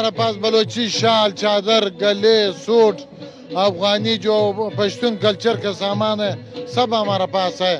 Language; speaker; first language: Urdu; non-native, local second language; Pashto